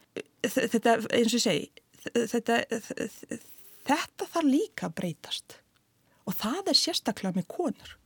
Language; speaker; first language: Icelandic; non-native, fluent; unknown